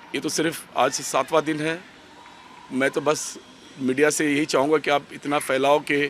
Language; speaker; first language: Hindi; native; Hindi